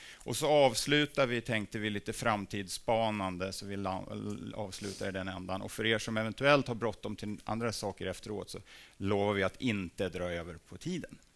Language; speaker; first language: Swedish; native; Swedish